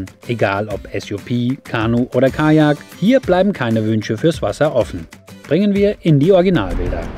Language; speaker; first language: German; native; German